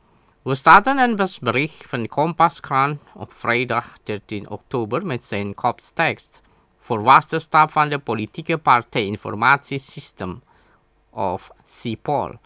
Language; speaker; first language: Dutch; non-native, learner; Indonesian